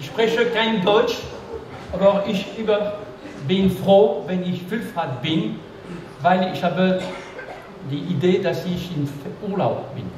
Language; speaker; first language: German; non-native, learner; French